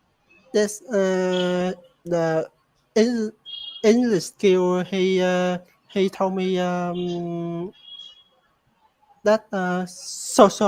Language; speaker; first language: English; non-native, learner; Vietnamese